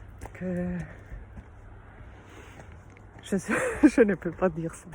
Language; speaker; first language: French; non-native, fluent; German